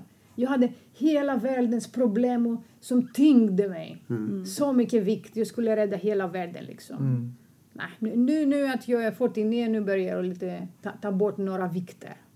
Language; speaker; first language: Swedish; non-native, fluent; Greek